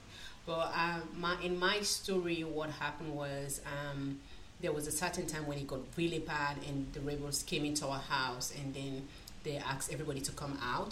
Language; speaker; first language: English; non-native, local second language; Krio